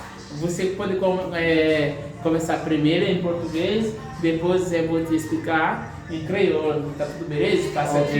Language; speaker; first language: Portuguese; non-native, learner; Haitian Creole